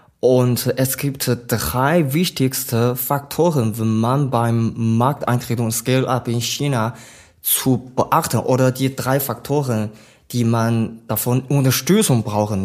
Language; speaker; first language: German; non-native, learner; Chinese